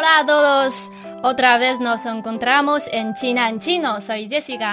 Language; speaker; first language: Spanish; non-native, fluent; Chinese